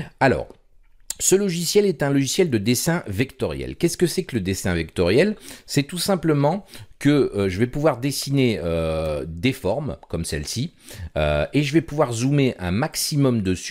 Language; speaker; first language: French; native; French